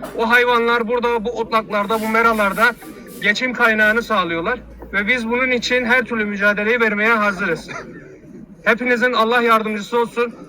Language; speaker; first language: Turkish; native; Turkish